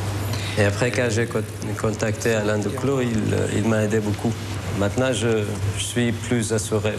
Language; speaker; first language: French; non-native, fluent; Arabic